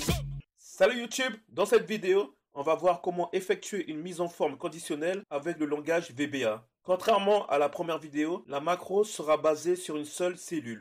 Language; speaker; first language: French; native; French